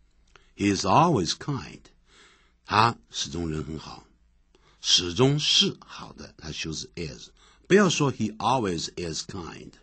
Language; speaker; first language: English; non-native, fluent; Chinese